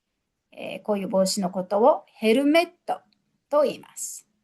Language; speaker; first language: Japanese; non-native, fluent; Mongolian